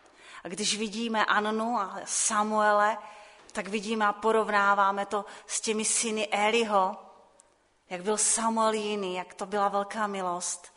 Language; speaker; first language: Czech; non-native, local second language; Polish